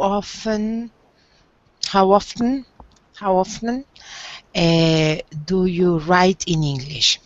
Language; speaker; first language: English; non-native, learner; Spanish